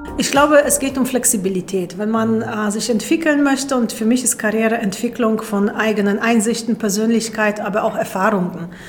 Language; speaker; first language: German; non-native, fluent; Polish